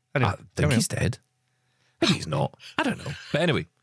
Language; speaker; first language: English; native; English